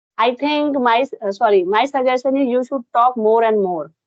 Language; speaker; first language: English; non-native, local second language; Hindi